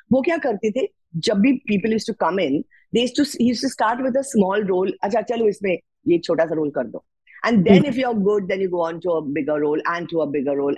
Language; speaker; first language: Hindi; non-native, local second language; Marathi